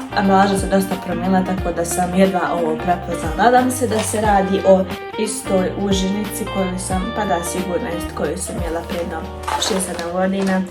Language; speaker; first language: Bosnian; early bilingual, heritage; Bosnian